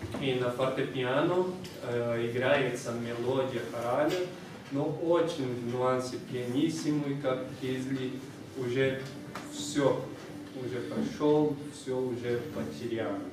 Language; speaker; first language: Russian; non-native, fluent; Portuguese